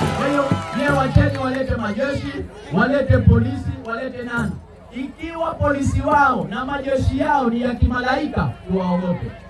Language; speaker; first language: Swahili; native; Swahili